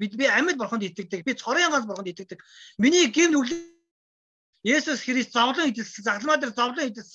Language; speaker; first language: Mongolian; non-native, fluent; Korean